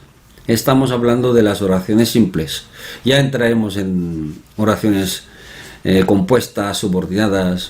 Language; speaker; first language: Spanish; non-native, fluent; Korean